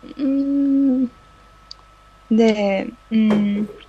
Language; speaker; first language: Korean; non-native, learner; Chinese